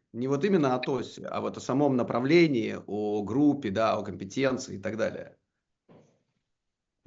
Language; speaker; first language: Russian; native; Russian